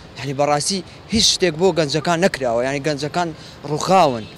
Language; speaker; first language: Central Kurdish; native; Central Kurdish